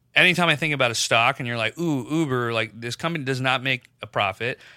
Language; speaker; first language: English; non-native, local second language; Urdu